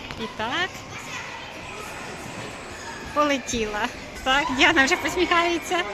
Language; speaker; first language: Ukrainian; native; Ukrainian